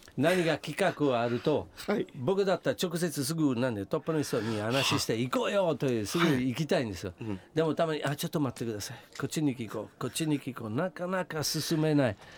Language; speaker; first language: Japanese; non-native, fluent; Italian